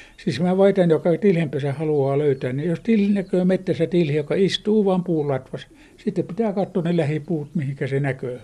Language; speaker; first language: Finnish; native; Finnish